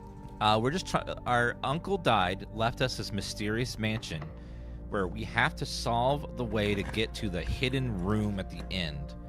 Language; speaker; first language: English; native; English